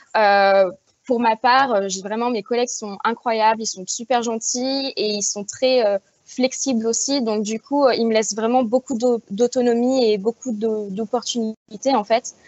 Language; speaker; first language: French; native; French